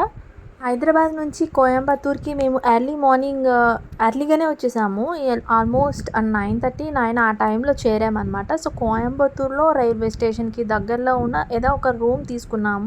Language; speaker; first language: Telugu; native; Telugu